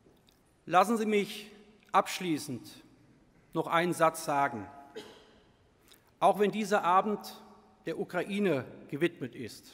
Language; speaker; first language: German; native; German